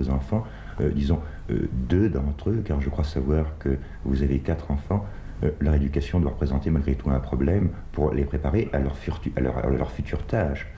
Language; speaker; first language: French; native; French